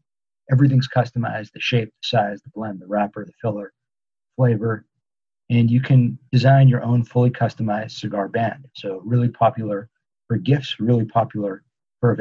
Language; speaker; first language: English; native; English